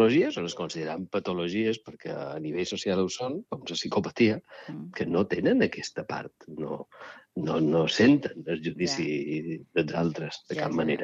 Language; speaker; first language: Catalan; native; Catalan